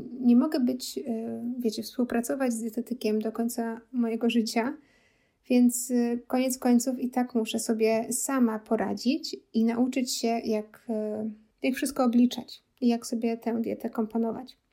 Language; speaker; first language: Polish; native; Polish